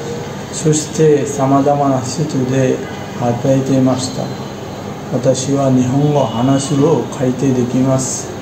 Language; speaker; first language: Japanese; non-native, learner; Bangla